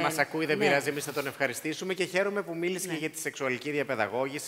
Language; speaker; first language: Greek; native; Greek